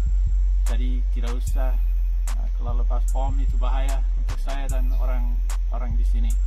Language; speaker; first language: Indonesian; non-native, learner; English